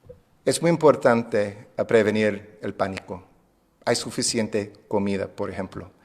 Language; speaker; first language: Spanish; non-native, fluent; English